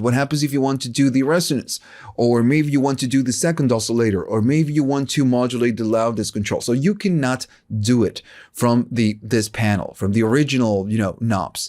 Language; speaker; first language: English; non-native, fluent; Spanish